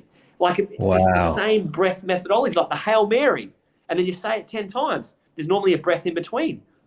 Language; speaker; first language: English; native; English